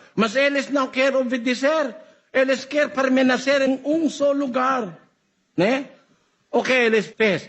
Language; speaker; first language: Portuguese; non-native, learner; Filipino